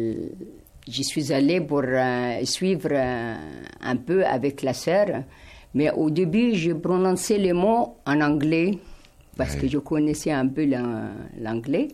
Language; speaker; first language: French; non-native, learner; Arabic